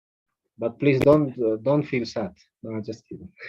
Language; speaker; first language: English; non-native, fluent; Spanish